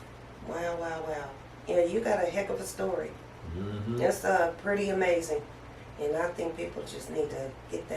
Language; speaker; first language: English; native; English